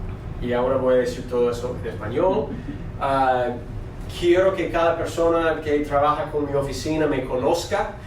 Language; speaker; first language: Spanish; non-native, fluent; English